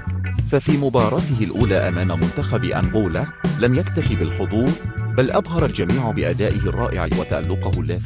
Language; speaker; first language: Arabic; native; Arabic